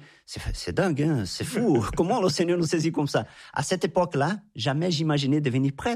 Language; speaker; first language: French; non-native, fluent; Portuguese